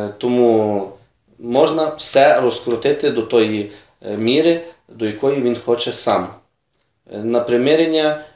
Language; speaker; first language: Ukrainian; native; Ukrainian